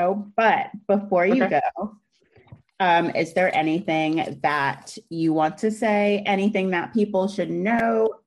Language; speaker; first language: English; native; English